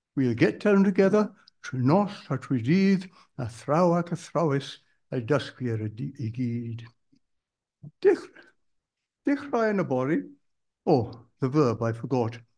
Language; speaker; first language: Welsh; non-native, local second language; English